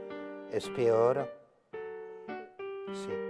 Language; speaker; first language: Spanish; non-native, learner; French